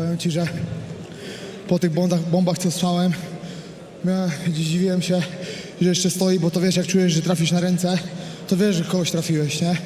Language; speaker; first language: Polish; native; Polish